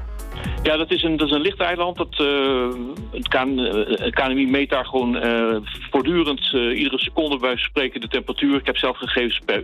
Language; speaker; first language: Dutch; native; Dutch